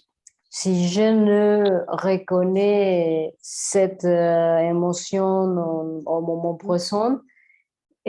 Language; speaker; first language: French; non-native, learner; Spanish